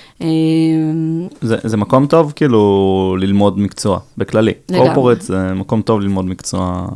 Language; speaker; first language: Hebrew; native; Hebrew